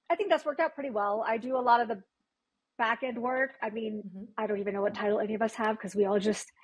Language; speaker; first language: English; native; English